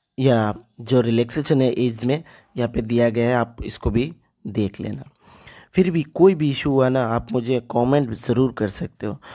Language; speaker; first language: Hindi; non-native, local second language; Bangla